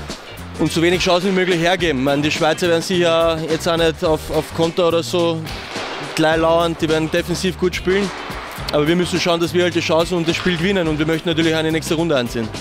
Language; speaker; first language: German; native; German